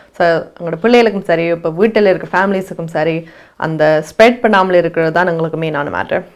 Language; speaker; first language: Tamil; early bilingual, heritage; Tamil